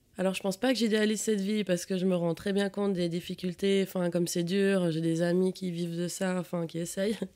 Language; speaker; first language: French; native; French